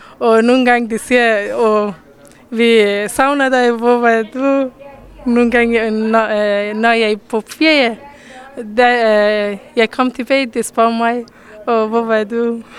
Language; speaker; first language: Danish; non-native, learner; Persian